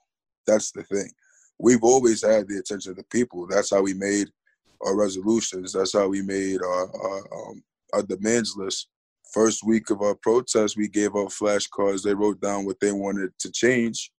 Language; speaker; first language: English; native; English